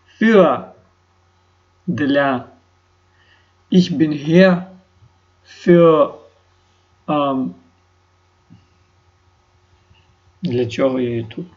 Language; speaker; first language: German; non-native, learner; Ukrainian